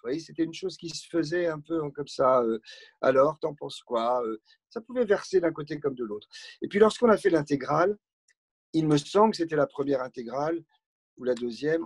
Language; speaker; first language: French; native; French